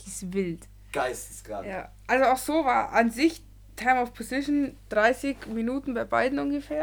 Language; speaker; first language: German; native; German